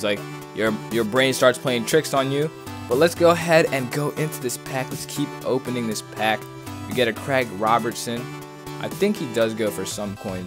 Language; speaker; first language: English; native; English